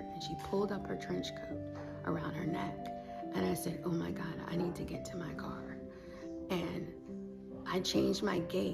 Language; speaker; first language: English; native; English